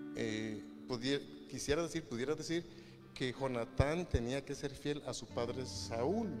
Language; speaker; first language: Spanish; native; Spanish